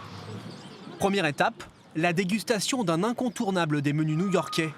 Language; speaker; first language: French; native; French